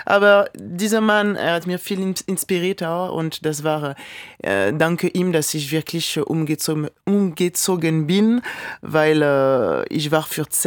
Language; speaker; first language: German; non-native, fluent; French